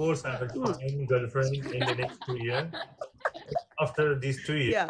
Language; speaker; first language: English; non-native, learner; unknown